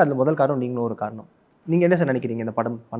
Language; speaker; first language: Tamil; native; Tamil